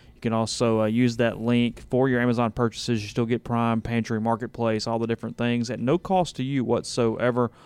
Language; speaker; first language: English; native; English